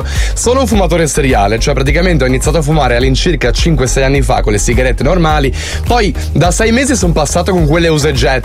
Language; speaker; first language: Italian; native; Italian